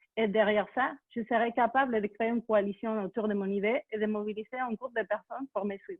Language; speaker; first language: French; non-native, fluent; Spanish